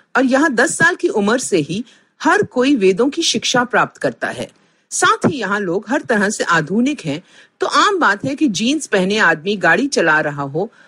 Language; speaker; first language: Hindi; non-native, local second language; Punjabi